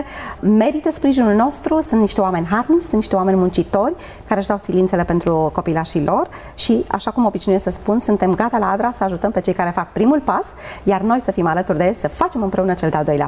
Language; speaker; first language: Romanian; native; Romanian